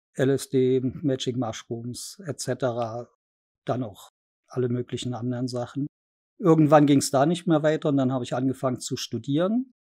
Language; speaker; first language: German; native; German